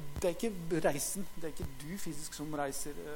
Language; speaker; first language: Norwegian; non-native, fluent; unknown